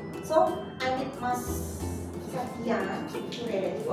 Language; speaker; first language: English; non-native, fluent; Javanese